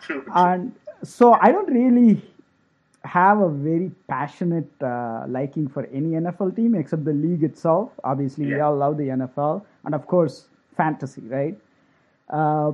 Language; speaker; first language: English; non-native, local second language; Tamil